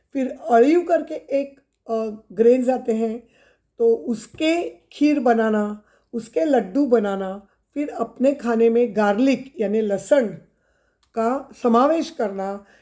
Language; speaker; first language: Hindi; non-native, local second language; Marathi